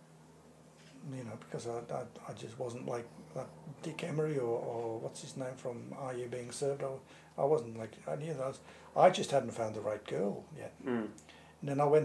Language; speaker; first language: English; native; English